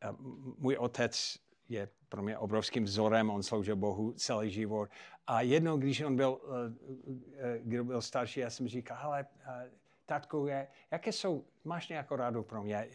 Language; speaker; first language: Czech; non-native, fluent; English